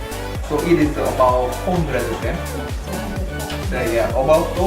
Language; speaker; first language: English; non-native, learner; Korean